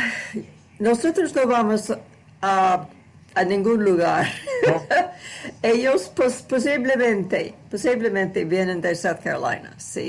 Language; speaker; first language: Spanish; non-native, learner; English